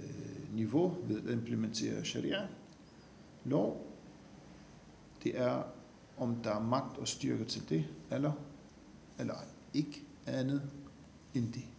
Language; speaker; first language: Danish; non-native, fluent; Arabic